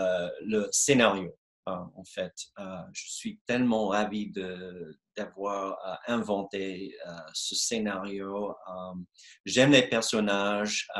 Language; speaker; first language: French; non-native, fluent; English